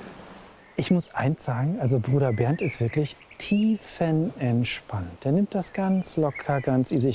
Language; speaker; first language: German; native; German